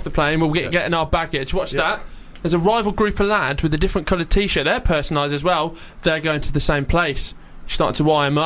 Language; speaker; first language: English; native; English